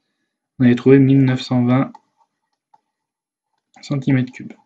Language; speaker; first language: French; native; French